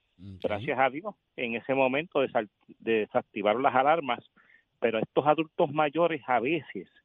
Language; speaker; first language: Spanish; native; Spanish